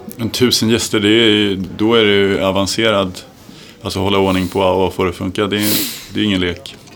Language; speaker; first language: Swedish; native; Swedish